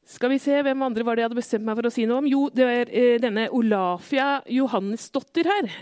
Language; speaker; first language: Norwegian; native; Norwegian